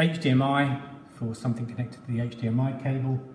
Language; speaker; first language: English; native; English